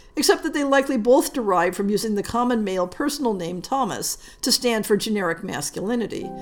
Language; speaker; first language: English; native; English